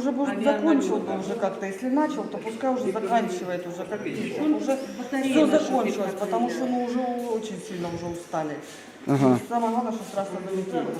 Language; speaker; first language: Russian; native; Russian